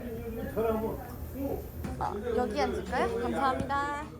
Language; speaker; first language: Korean; non-native, learner; English